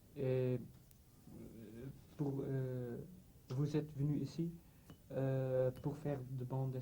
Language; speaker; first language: French; non-native, fluent; Dutch